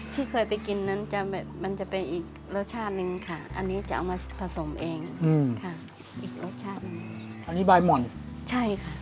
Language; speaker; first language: Thai; native; Thai